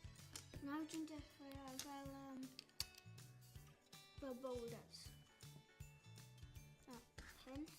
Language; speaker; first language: Welsh; non-native, local second language; English